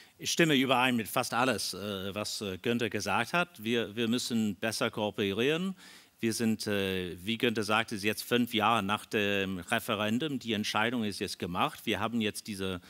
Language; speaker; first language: German; non-native, learner; English